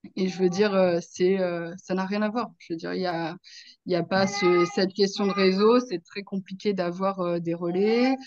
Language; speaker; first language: French; native; French